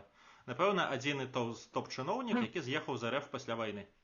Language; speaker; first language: Belarusian; non-native, local second language; Russian